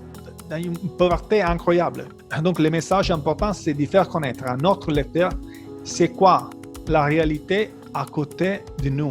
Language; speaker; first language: French; non-native, learner; Italian